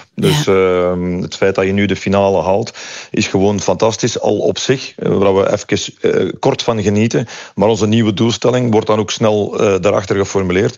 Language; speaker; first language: Dutch; native; Dutch